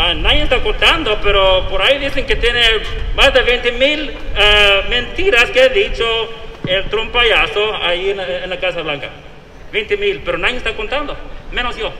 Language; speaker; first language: Spanish; early bilingual, heritage; Spanish